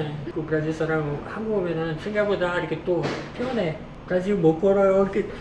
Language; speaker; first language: Korean; non-native, learner; Portuguese